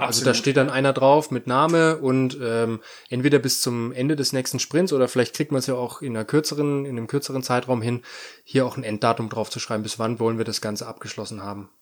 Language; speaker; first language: German; native; German